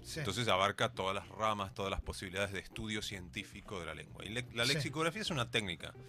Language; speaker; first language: Spanish; native; Spanish